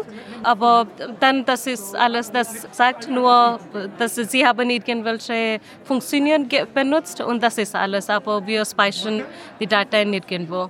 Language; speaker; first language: German; non-native, learner; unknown